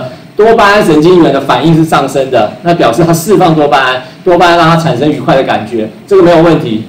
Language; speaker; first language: Chinese; native; Chinese